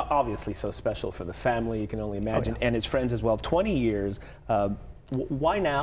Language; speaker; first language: English; native; English